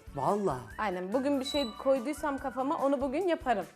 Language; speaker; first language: Turkish; native; Turkish